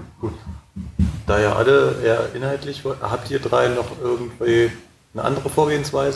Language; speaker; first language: German; native; German